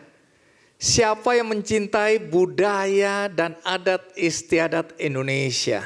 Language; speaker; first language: Indonesian; native; Indonesian